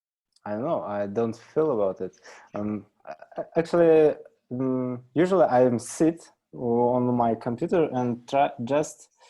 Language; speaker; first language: English; non-native, learner; Russian